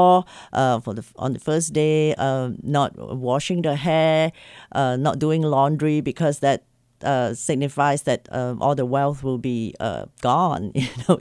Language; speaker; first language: English; non-native, local second language; Chinese